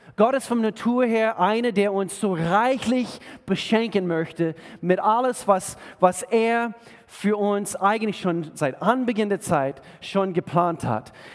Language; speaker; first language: German; non-native, fluent; English